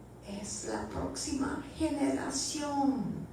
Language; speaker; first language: Spanish; early bilingual, heritage; Spanish